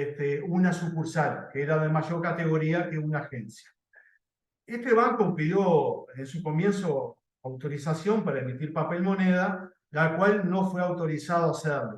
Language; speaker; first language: Spanish; native; Spanish